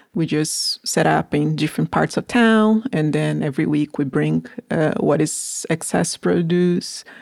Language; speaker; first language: English; non-native, fluent; Portuguese